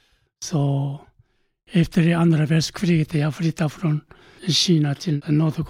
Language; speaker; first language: Swedish; non-native, learner; Korean